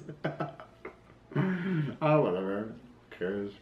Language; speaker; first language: English; native; English